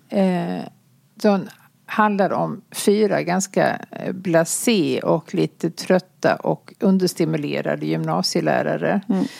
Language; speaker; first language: Swedish; native; Swedish